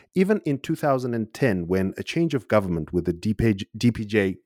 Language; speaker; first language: English; non-native, fluent; Uzbek